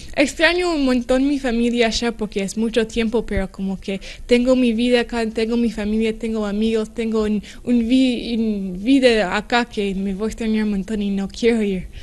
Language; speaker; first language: Spanish; non-native, learner; English